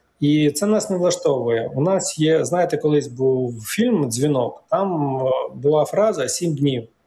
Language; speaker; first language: Ukrainian; native; Ukrainian